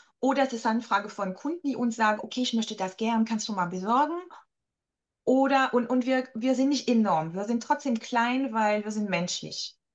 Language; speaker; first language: German; non-native, fluent; French